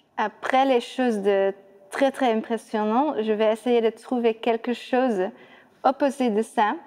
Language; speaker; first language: French; non-native, fluent; Dutch